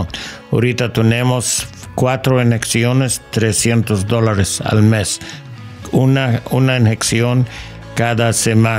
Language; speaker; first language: Spanish; non-native, learner; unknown